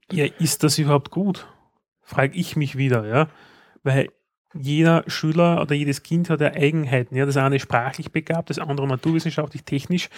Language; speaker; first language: German; native; German